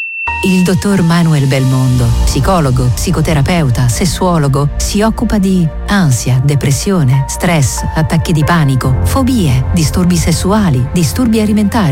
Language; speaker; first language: Italian; native; Italian